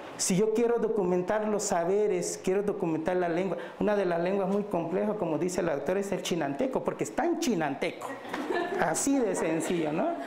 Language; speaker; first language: Spanish; non-native, local second language; Mixtepec Mixtec